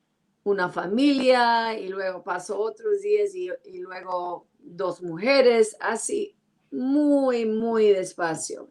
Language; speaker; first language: Spanish; non-native, learner; English